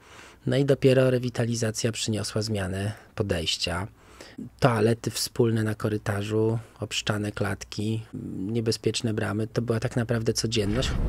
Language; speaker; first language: Polish; native; Polish